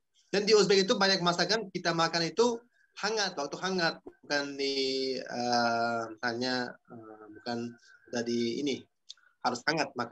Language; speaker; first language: Indonesian; non-native, fluent; Uzbek